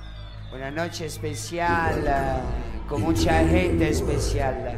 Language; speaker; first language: Spanish; non-native, learner; Italian